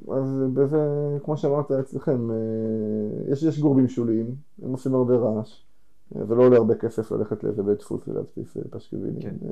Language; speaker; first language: Hebrew; native; Hebrew